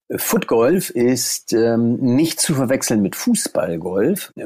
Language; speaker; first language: German; native; German